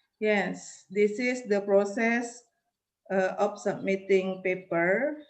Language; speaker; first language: English; non-native, learner; Indonesian